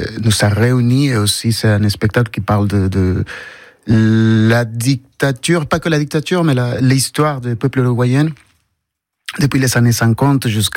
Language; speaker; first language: French; non-native, fluent; Spanish